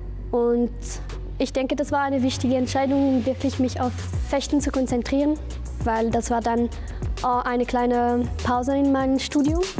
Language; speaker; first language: German; non-native, local second language; French